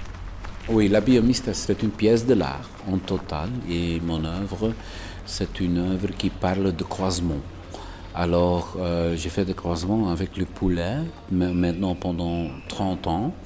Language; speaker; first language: French; non-native, local second language; Dutch